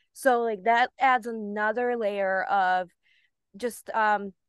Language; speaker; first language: English; early bilingual, other home language; Bulgarian